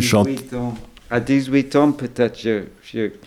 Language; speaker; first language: French; non-native, learner; English